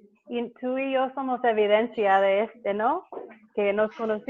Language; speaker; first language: Spanish; non-native, fluent; English